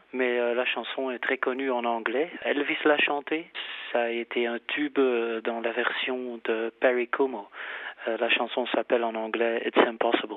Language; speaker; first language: French; non-native, fluent; Dutch